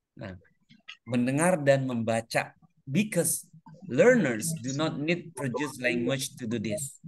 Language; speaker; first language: English; non-native, fluent; Indonesian